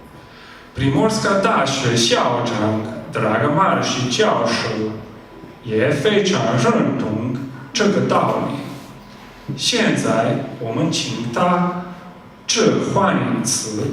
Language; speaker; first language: Chinese; non-native, fluent; Slovenian